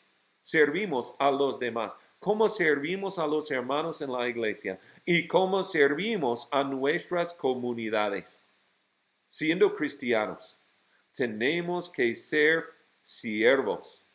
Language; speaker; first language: Spanish; non-native, fluent; English